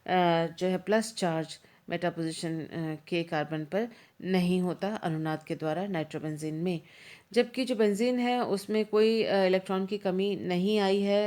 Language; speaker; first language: Hindi; native; Hindi